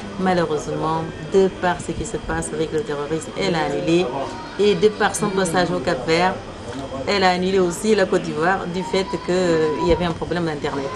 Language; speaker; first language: French; early bilingual, other home language; Kabuverdianu